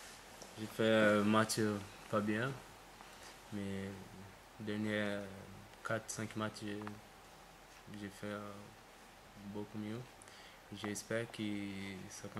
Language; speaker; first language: French; non-native, learner; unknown